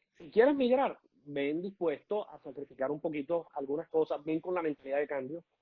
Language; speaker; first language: Spanish; native; Spanish